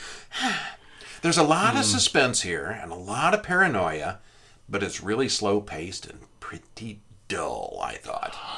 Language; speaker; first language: English; native; English